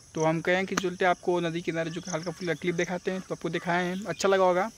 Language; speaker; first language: Hindi; native; Hindi